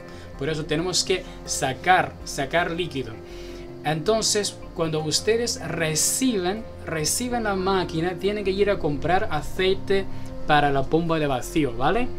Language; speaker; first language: Spanish; non-native, learner; Chinese